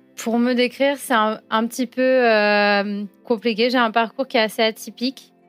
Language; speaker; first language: French; native; French